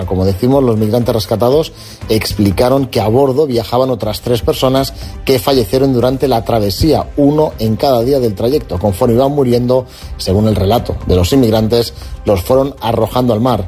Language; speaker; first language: Spanish; native; Spanish